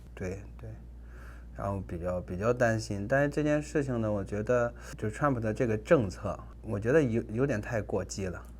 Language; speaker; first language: Chinese; native; Chinese